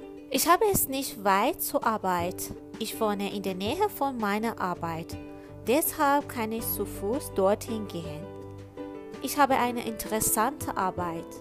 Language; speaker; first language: German; non-native, fluent; Persian